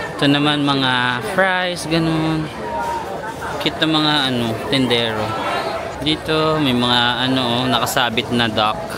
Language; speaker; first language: Filipino; non-native, local second language; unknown